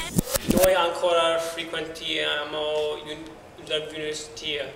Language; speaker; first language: Italian; non-native, learner; English